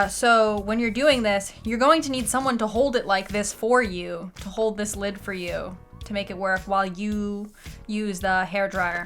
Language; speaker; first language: English; native; English